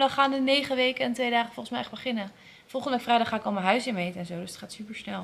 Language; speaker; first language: Dutch; native; Dutch